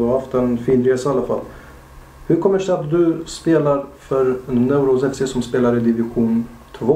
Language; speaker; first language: Swedish; native; Swedish